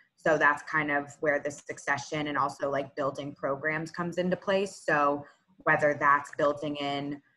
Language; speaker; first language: English; native; English